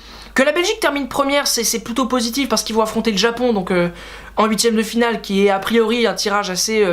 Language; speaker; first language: French; native; French